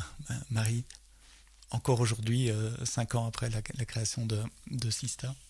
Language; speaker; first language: French; native; French